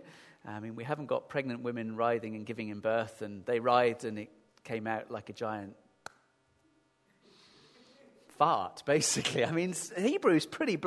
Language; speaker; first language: English; native; English